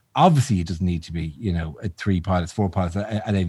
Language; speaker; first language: English; native; English